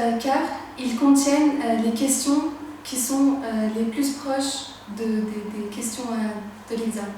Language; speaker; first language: French; early bilingual, other home language; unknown